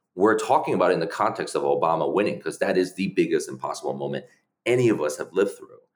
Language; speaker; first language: English; early bilingual, other home language; Chinese